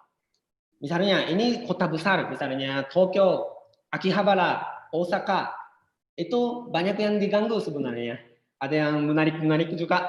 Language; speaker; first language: Indonesian; non-native, fluent; Japanese